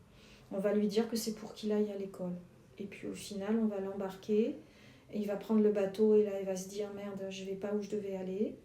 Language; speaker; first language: French; native; French